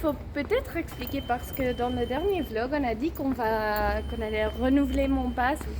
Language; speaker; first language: French; non-native, fluent; English